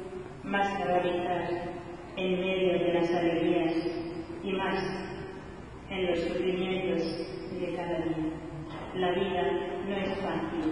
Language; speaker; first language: Spanish; non-native, fluent; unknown